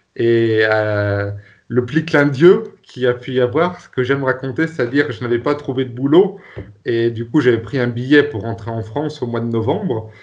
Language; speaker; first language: French; native; French